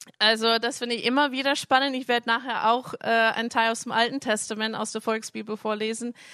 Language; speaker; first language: German; non-native, fluent; English